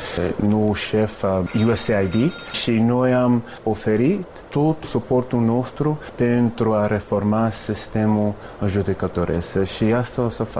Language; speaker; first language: Romanian; non-native, fluent; English